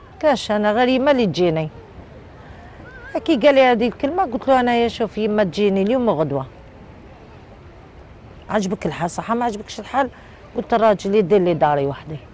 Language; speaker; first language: Arabic; native; Arabic